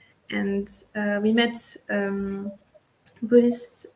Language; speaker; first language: English; non-native, fluent; French